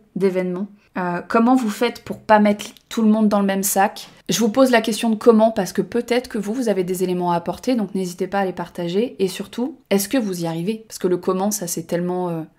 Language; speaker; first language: French; native; French